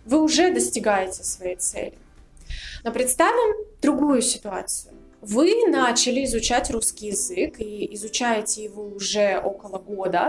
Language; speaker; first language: Russian; native; Russian